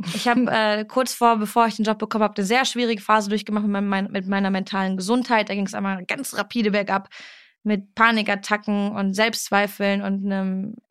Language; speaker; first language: German; native; German